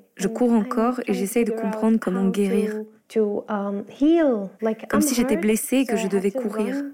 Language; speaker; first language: French; non-native, fluent; Arabic